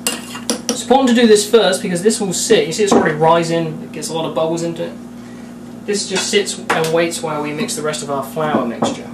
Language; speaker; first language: English; native; English